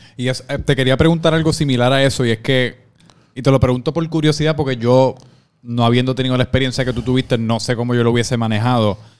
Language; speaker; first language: Spanish; native; Spanish